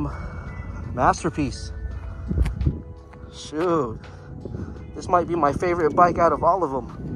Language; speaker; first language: English; native; English